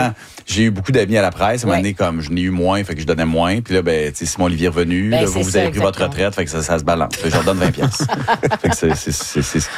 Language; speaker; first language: French; native; French